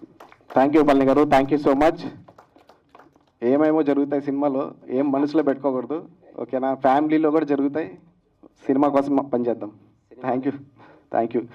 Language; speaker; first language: Telugu; native; Telugu